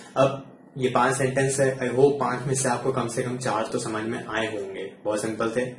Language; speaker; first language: Hindi; native; Hindi